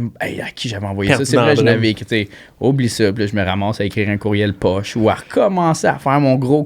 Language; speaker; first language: French; native; French